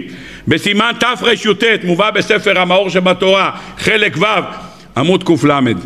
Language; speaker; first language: Hebrew; native; Hebrew